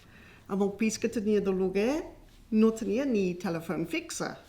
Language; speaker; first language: Catalan; non-native, fluent; English